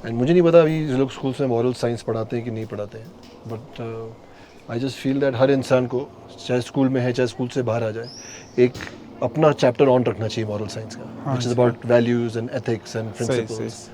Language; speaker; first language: Hindi; native; Hindi